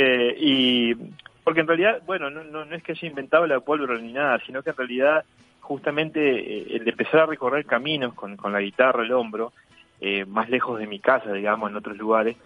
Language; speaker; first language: Spanish; native; Spanish